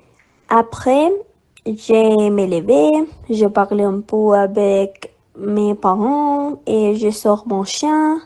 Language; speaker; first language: French; non-native, learner; Spanish